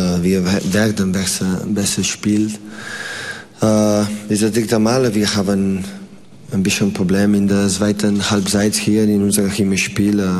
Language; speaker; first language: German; non-native, learner; Dutch